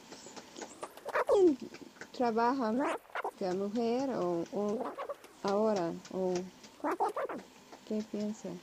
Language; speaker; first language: Spanish; non-native, learner; English